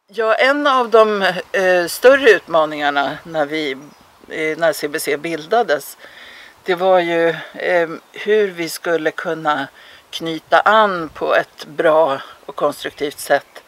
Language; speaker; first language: Swedish; native; Swedish